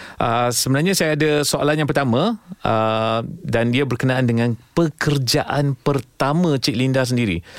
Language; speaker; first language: Malay; non-native, local second language; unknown